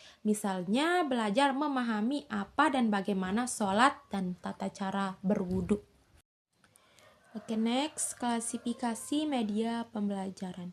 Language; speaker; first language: Indonesian; native; Indonesian